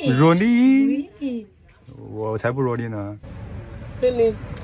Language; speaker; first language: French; non-native, learner; Chinese